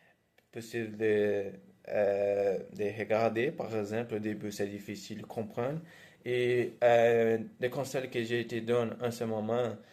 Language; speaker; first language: French; non-native, fluent; Portuguese